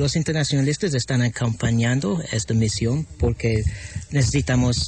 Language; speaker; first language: Spanish; non-native, fluent; English